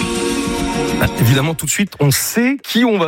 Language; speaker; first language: French; native; French